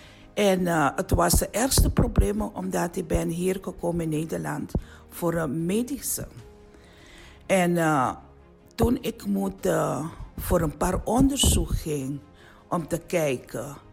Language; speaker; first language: Dutch; non-native, learner; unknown